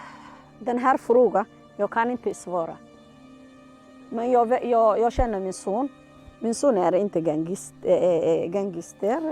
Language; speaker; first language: Swedish; non-native, learner; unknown